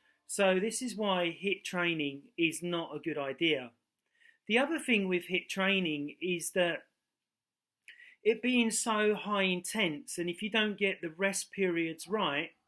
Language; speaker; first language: English; native; English